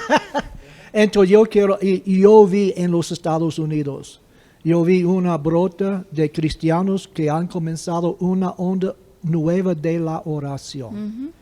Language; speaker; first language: Spanish; non-native, fluent; English